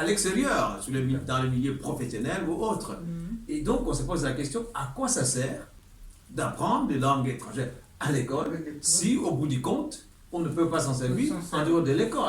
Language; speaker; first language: French; native; French